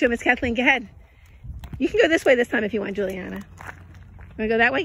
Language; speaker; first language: English; native; English